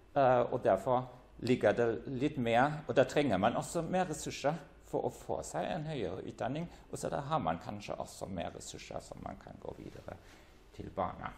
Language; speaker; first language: Norwegian; non-native, fluent; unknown